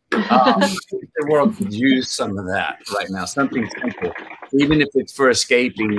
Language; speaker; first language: English; native; English